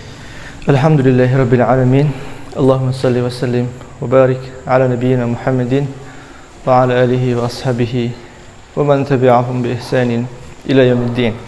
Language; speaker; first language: Arabic; non-native, fluent; Indonesian